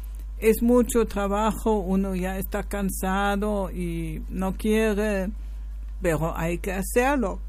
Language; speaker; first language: Spanish; non-native, fluent; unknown